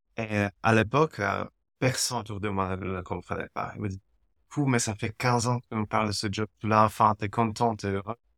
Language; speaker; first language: French; non-native, fluent; Slovak